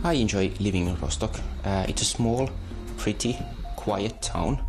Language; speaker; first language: English; non-native, fluent; Finnish